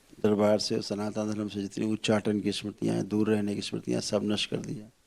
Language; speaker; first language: Hindi; native; Hindi